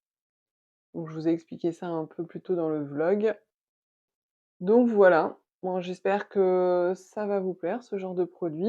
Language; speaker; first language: French; native; French